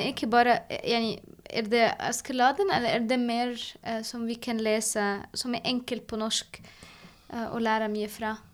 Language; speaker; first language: Norwegian; non-native, fluent; Arabic